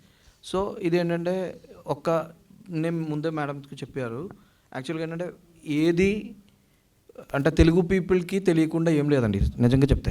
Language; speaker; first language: Telugu; non-native, local second language; Malayalam